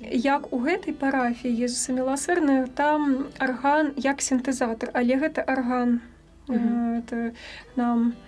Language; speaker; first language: Belarusian; native; Belarusian